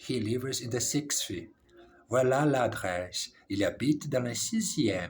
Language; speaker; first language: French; non-native, learner; English